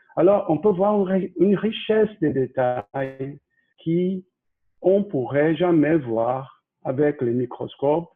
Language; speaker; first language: French; non-native, fluent; Portuguese